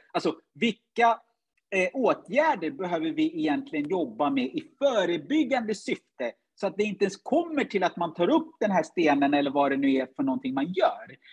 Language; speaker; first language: Swedish; early bilingual, other home language; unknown